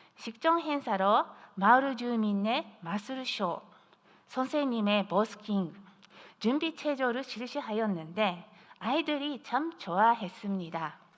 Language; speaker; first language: Korean; non-native, fluent; Japanese